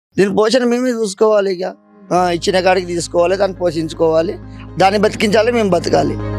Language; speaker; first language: Telugu; native; Telugu